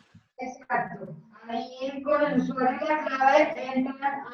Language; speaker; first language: Spanish; native; Spanish